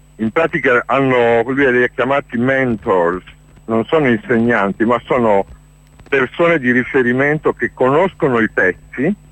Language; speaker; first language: Italian; native; Italian